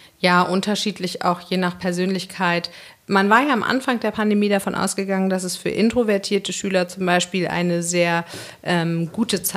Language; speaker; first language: German; native; German